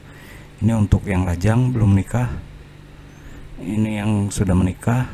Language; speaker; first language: Indonesian; native; Indonesian